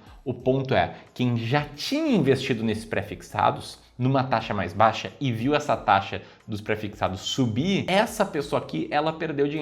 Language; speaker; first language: Portuguese; native; Portuguese